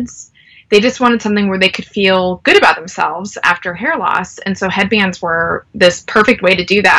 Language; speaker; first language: English; native; English